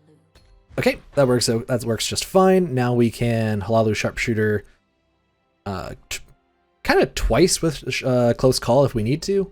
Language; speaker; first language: English; native; English